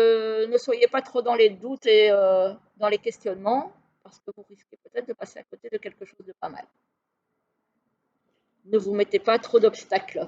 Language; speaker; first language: French; native; French